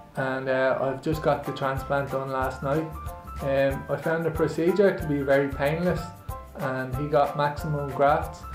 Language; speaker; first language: English; native; English